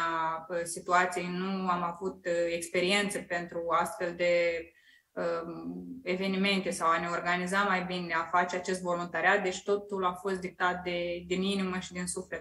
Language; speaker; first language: Romanian; native; Romanian